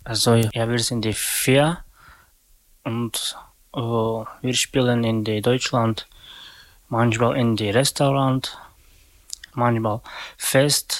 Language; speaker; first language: German; non-native, learner; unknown